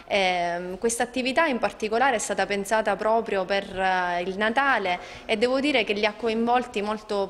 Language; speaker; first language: Italian; native; Italian